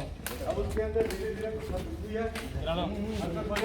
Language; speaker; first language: Hindi; native; Hindi